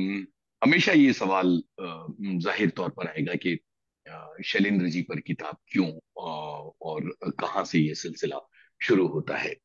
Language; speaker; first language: Hindi; native; Hindi